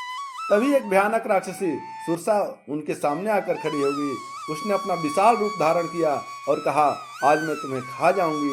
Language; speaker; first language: Hindi; native; Hindi